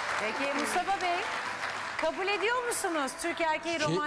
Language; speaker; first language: Turkish; native; Turkish